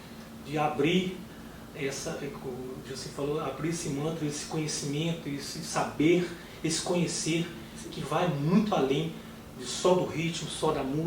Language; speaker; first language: Portuguese; native; Portuguese